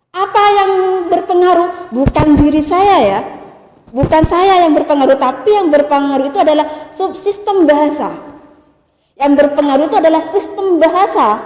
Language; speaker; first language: Indonesian; non-native, local second language; Madurese